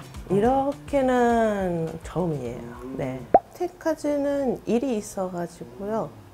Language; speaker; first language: Korean; non-native, fluent; Japanese